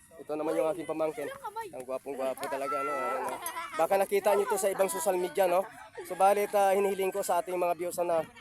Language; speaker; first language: Filipino; native; Filipino